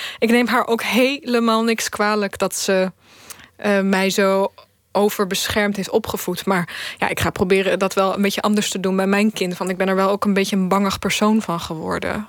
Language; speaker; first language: Dutch; early bilingual, other home language; Bosnian